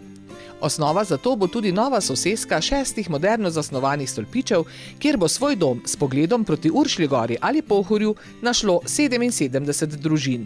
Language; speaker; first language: Slovenian; native; Slovenian